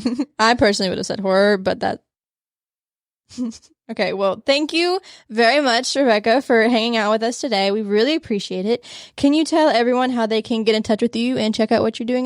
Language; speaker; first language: English; native; English